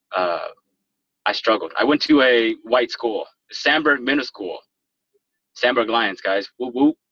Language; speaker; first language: English; native; English